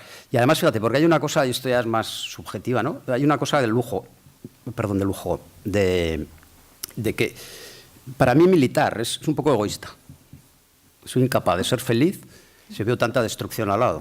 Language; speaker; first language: Spanish; native; Spanish